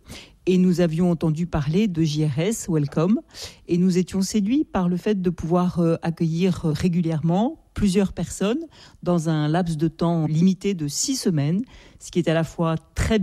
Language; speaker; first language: French; native; French